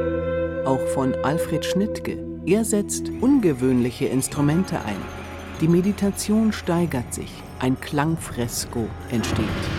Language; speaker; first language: German; native; German